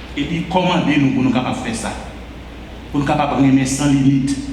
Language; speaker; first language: French; non-native, local second language; Haitian Creole